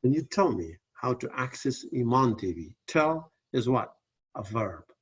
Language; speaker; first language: English; non-native, fluent; Persian